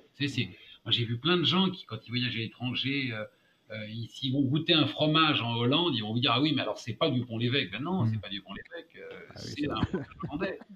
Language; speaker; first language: French; native; French